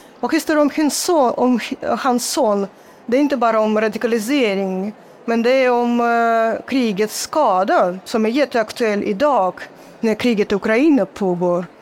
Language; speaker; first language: Swedish; non-native, fluent; Russian